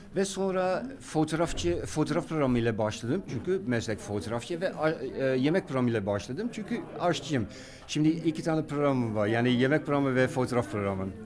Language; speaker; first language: Turkish; non-native, fluent; Dutch